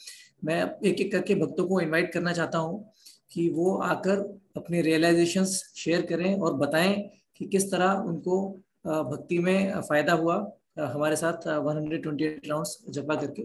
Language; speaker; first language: Hindi; native; Hindi